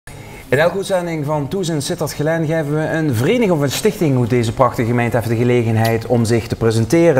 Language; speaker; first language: Dutch; native; Dutch